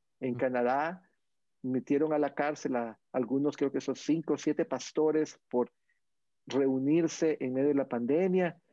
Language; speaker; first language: Spanish; native; Spanish